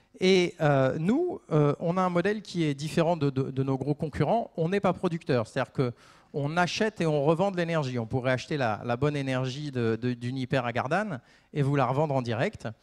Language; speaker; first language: French; native; French